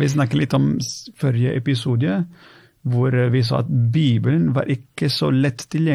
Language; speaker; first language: Norwegian; non-native, fluent; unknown